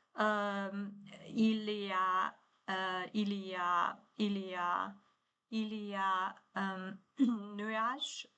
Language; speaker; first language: French; non-native, learner; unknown